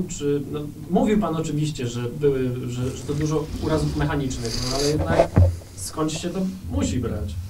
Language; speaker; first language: Polish; native; Polish